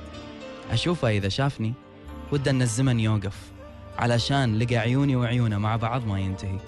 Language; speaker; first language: Arabic; native; Arabic